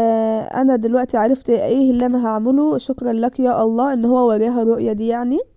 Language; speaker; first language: Arabic; native; Arabic